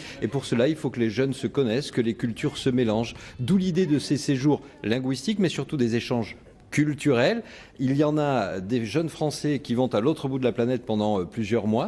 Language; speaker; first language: French; native; French